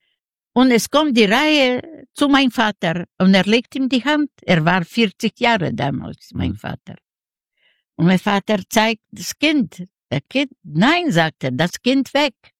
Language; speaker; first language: German; non-native, learner; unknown